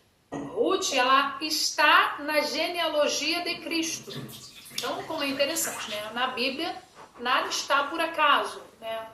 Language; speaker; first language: Portuguese; native; Portuguese